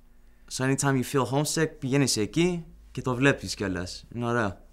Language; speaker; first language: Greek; early bilingual, heritage; Greek